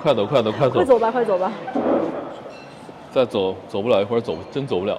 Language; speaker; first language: Chinese; native; Chinese